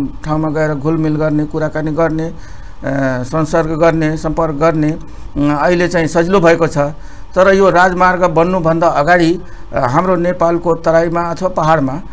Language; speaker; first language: Nepali; non-native, local second language; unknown